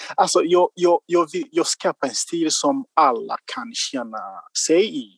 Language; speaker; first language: Swedish; non-native, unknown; Kinyarwanda